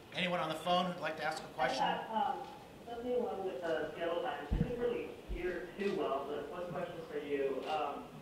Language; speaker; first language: English; native; English